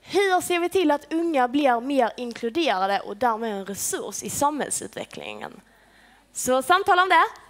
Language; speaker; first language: Swedish; native; Swedish